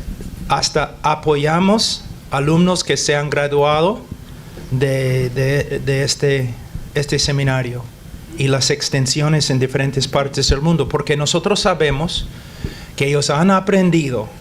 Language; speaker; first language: Spanish; non-native, fluent; English